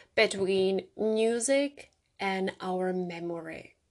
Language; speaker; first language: English; non-native, fluent; Czech